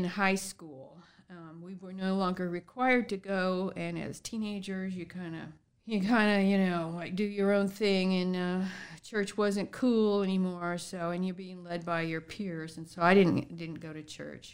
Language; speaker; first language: English; native; English